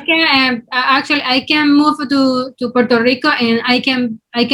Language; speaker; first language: English; non-native, learner; Spanish